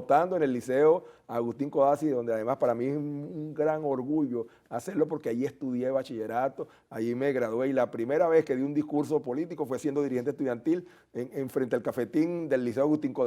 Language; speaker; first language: Spanish; native; Spanish